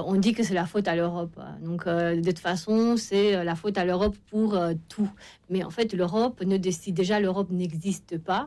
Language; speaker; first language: French; non-native, fluent; Romanian